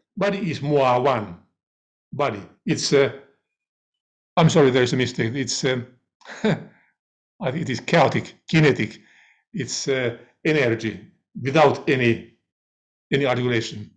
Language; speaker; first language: English; non-native, fluent; Finnish